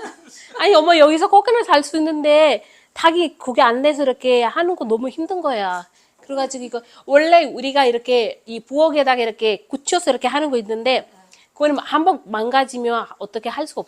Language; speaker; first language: Korean; non-native, learner; Malayalam